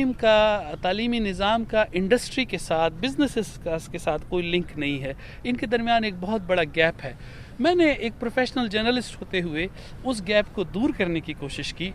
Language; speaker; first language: Urdu; non-native, local second language; Pashto